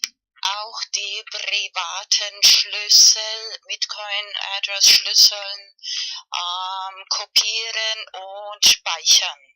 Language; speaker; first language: German; non-native, learner; Spanish